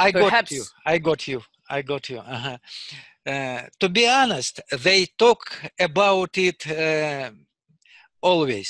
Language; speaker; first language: English; non-native, learner; Russian